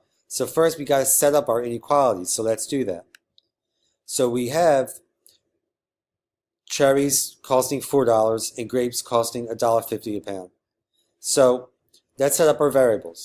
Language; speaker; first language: English; native; English